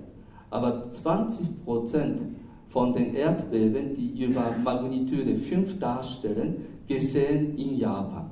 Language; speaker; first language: German; non-native, fluent; Japanese